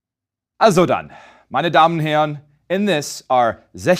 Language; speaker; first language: German; non-native, fluent; English